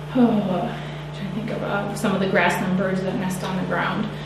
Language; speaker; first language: English; native; English